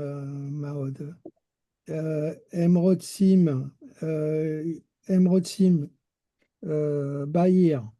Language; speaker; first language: Hebrew; non-native, learner; French